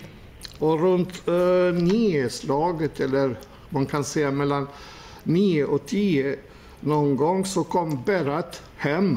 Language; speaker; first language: Swedish; non-native, fluent; Albanian